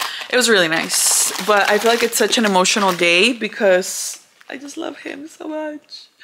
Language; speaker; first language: English; early bilingual, other home language; Spanish